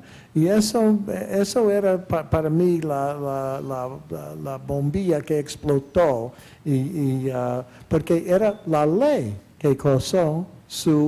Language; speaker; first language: Spanish; non-native, fluent; English